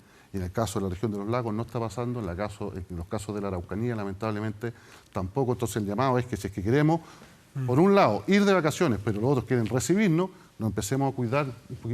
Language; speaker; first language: Spanish; native; Spanish